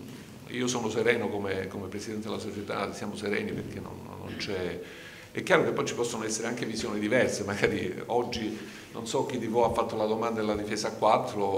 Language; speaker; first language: Italian; native; Italian